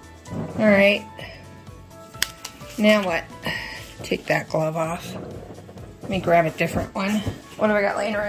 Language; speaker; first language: English; native; English